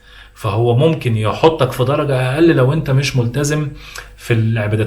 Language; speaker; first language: Arabic; native; Arabic